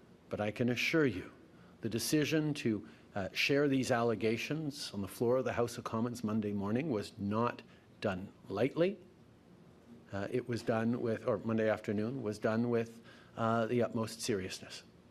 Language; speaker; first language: English; native; English